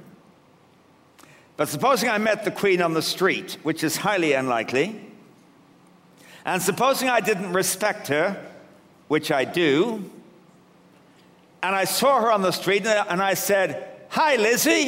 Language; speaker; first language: English; native; English